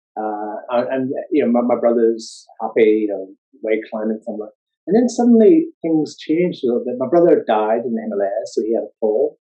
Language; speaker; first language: English; native; English